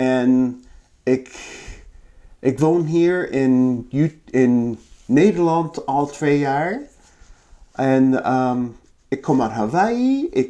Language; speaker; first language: Dutch; non-native, learner; English